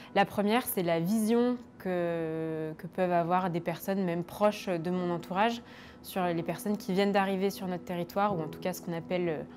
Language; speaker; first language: French; native; French